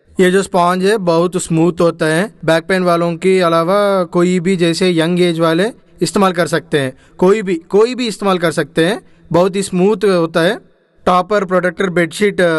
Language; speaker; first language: Hindi; non-native, local second language; Telugu